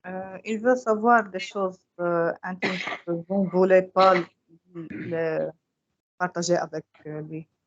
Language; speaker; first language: French; non-native, local second language; Arabic